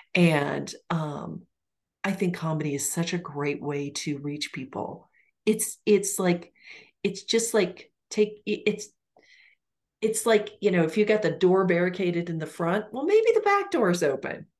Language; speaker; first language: English; native; English